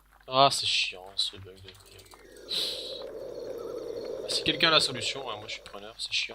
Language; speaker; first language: French; native; French